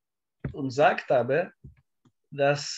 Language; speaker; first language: German; non-native, learner; Russian